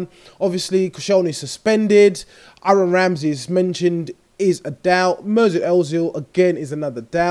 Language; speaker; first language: English; native; English